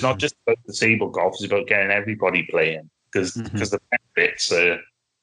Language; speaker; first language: English; native; English